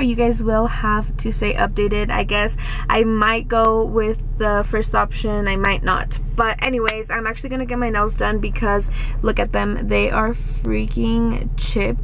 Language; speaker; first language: English; early bilingual, other home language; Spanish